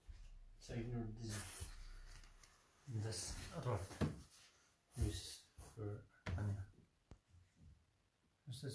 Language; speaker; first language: German; non-native, learner; Dutch